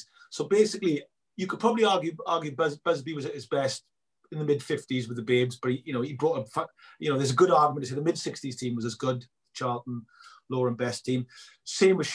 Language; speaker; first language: English; native; English